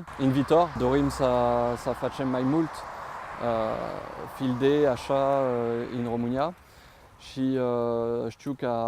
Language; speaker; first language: Romanian; non-native, fluent; French